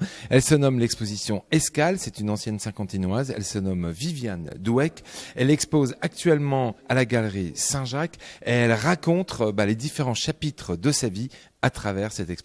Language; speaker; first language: French; native; French